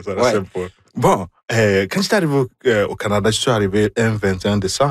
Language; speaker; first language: French; non-native, fluent; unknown